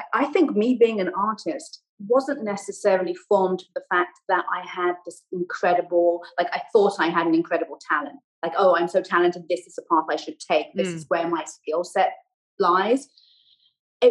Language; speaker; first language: English; native; English